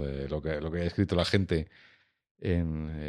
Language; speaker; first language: Spanish; native; Spanish